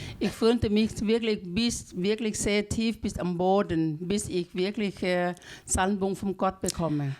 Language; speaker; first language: German; non-native, learner; Thai